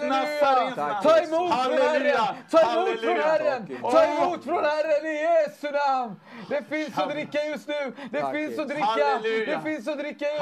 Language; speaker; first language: Swedish; native; Swedish